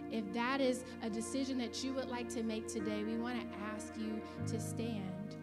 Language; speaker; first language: English; native; English